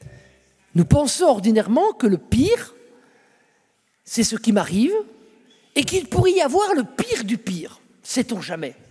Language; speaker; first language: French; native; French